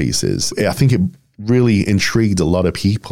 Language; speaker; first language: English; native; English